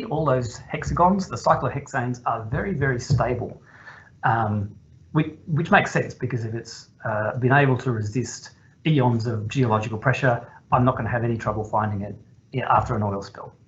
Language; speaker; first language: English; native; English